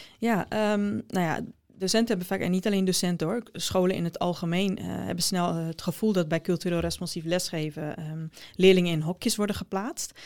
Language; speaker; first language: Dutch; early bilingual, other home language; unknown